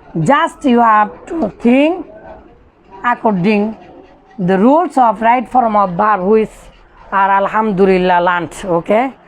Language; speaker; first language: English; non-native, local second language; Bangla